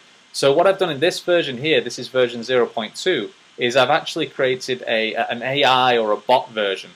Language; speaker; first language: English; native; English